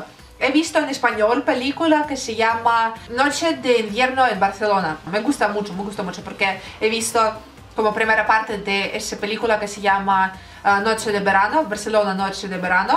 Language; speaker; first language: Spanish; non-native, learner; Russian